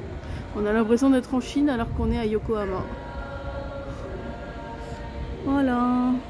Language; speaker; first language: French; native; French